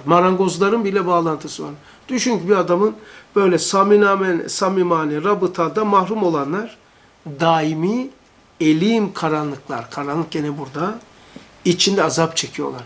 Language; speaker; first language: Turkish; native; Turkish